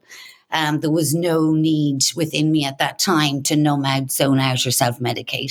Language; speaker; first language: English; native; English